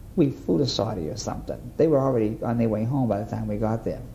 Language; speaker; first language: English; native; English